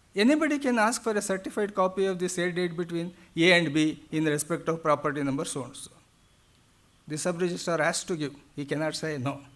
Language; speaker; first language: English; non-native, local second language; Kannada